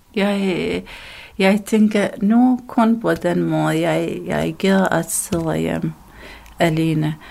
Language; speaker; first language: Danish; non-native, learner; Arabic